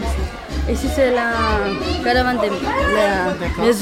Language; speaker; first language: French; non-native, learner; Romanian